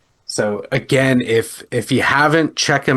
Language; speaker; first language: English; native; English